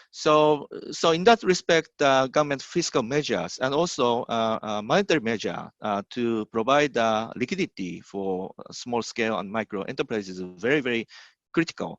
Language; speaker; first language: English; non-native, fluent; Japanese